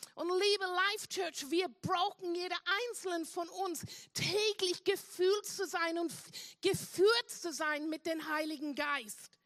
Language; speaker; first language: German; non-native, fluent; English